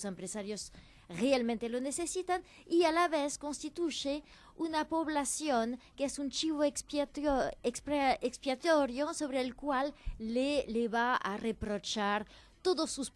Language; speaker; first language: Spanish; non-native, fluent; French